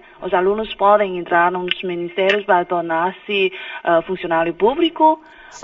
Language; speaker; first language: Portuguese; non-native, fluent; Chinese